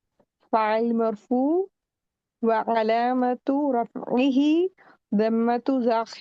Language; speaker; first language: Arabic; non-native, learner; Urdu